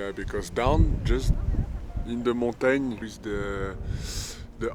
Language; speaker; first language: English; non-native, learner; French